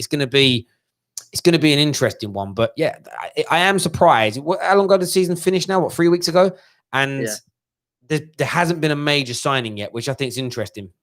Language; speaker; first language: English; native; English